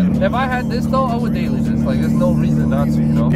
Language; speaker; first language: English; native; English